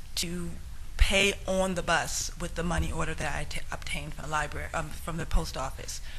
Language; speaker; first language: English; native; English